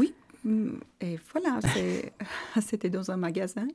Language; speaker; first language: French; non-native, fluent; Armenian